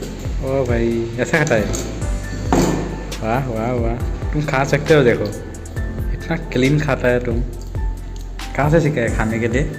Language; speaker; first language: Hindi; non-native, local second language; Assamese